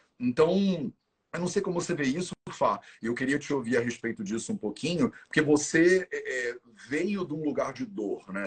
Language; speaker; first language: Portuguese; native; Portuguese